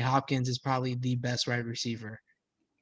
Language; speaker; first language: English; native; English